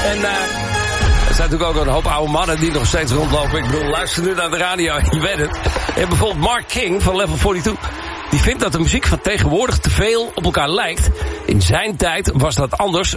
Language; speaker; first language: Dutch; native; Dutch